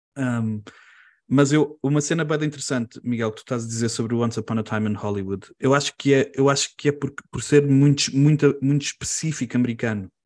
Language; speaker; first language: Portuguese; early bilingual, heritage; Portuguese